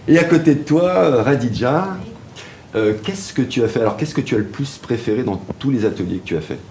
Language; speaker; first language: French; native; French